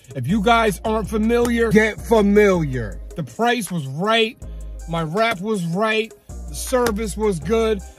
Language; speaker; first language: English; native; English